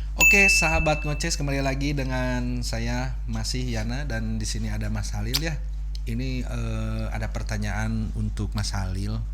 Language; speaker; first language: Indonesian; native; Indonesian